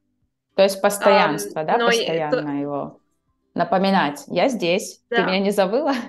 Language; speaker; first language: Russian; native; Russian